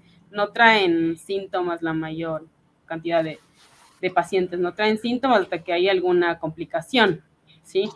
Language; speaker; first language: Spanish; native; Spanish